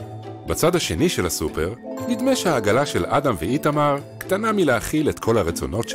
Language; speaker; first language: Hebrew; native; Hebrew